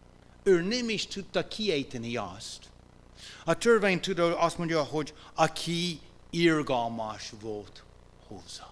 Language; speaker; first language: Hungarian; non-native, fluent; English